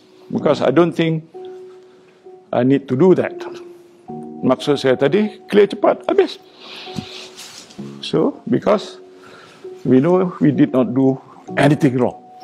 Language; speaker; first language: English; non-native, local second language; Malay